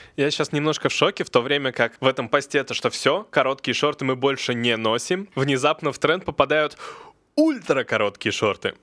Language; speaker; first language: Russian; native; Russian